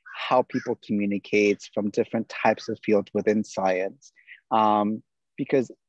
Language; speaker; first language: English; native; English